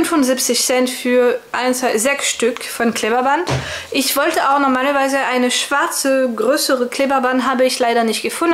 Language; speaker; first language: German; non-native, fluent; French